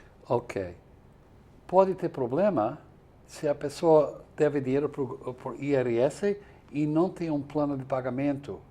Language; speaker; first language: Portuguese; non-native, fluent; English